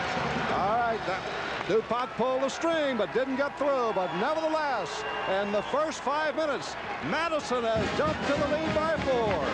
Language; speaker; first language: English; native; English